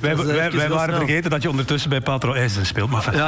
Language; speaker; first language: Dutch; native; Dutch